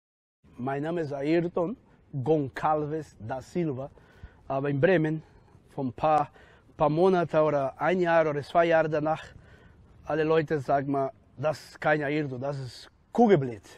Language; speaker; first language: German; non-native, learner; Portuguese